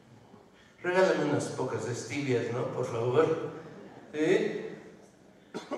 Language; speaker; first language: Spanish; native; Spanish